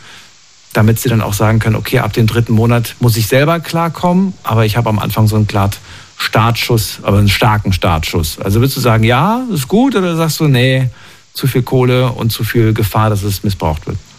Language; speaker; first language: German; native; German